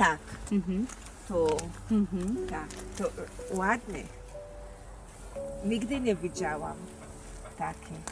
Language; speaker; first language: Polish; early bilingual, heritage; Hebrew